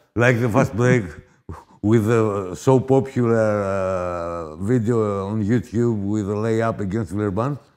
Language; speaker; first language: English; non-native, fluent; Greek